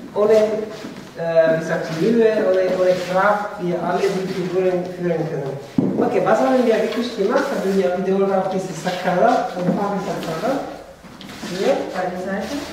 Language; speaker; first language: German; non-native, fluent; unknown